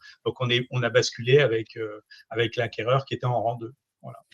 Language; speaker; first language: French; native; French